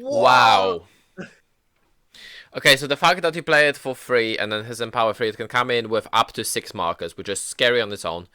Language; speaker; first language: English; native; English